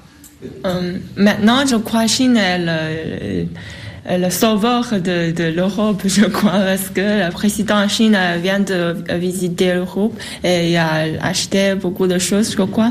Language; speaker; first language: French; non-native, learner; Chinese